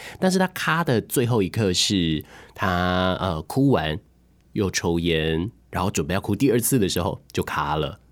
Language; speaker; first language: Chinese; native; Chinese